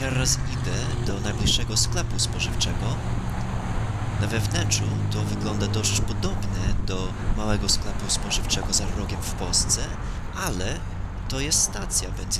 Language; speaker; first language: Polish; non-native, fluent; English